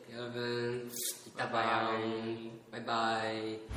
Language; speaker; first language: Korean; non-native, fluent; Japanese